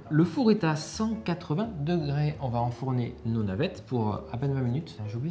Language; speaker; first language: French; native; French